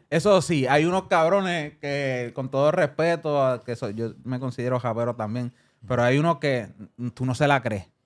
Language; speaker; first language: Spanish; early bilingual, heritage; Spanish